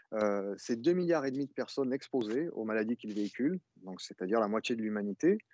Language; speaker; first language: French; native; French